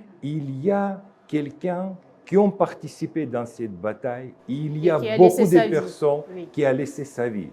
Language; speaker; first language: French; non-native, fluent; Russian